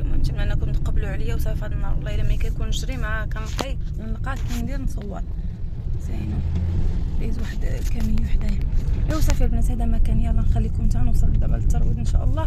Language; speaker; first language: Arabic; native; Arabic